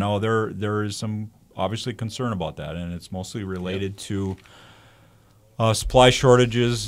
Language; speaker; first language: English; native; English